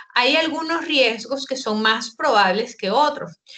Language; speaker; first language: Spanish; native; Spanish